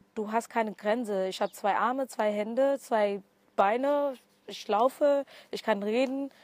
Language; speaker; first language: German; non-native, learner; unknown